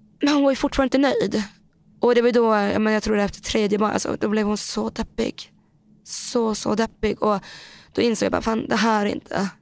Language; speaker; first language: Swedish; native; Swedish